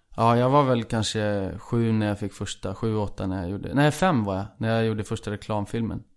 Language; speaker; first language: Swedish; early bilingual, other home language; Icelandic